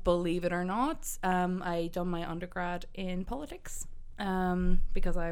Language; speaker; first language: English; native; English